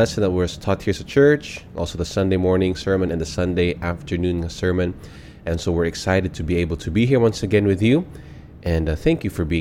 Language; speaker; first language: English; non-native, local second language; Cebuano